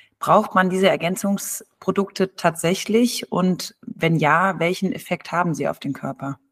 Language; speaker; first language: German; native; German